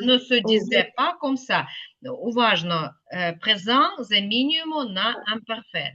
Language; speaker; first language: French; non-native, fluent; Ukrainian